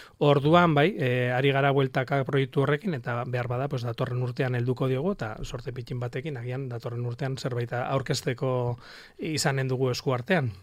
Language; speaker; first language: Basque; non-native, local second language; Spanish